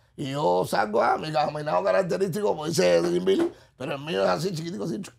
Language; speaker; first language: Spanish; native; Spanish